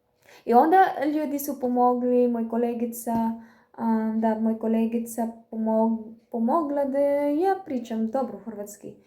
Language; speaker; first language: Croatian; non-native, learner; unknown